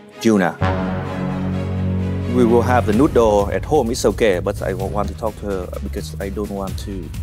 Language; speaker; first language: English; non-native, learner; Vietnamese